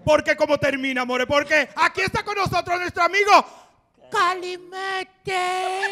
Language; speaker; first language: Spanish; native; Spanish